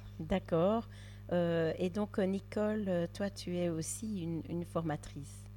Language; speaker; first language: French; native; French